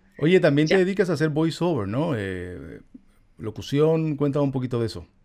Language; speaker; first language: Spanish; native; Spanish